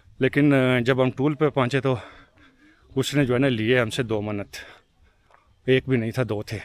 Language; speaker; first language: Urdu; non-native, local second language; Punjabi